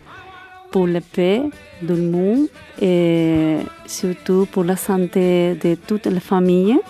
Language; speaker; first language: French; non-native, learner; Spanish